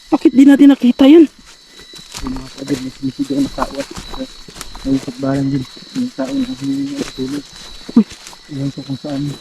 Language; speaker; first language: Filipino; non-native, local second language; Cebuano